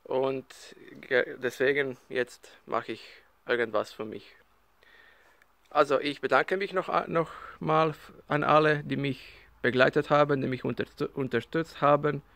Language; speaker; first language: German; non-native, learner; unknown